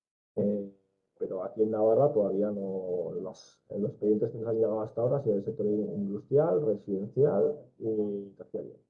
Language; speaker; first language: Spanish; native; Spanish